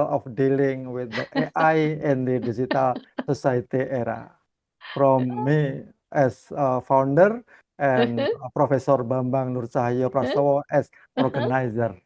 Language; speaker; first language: English; non-native, learner; Indonesian